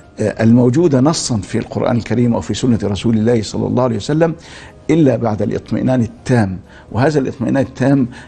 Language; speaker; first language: Arabic; native; Arabic